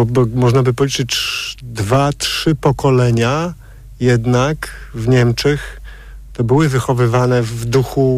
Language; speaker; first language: Polish; native; Polish